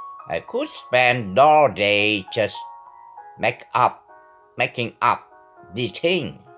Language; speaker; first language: English; non-native, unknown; Vietnamese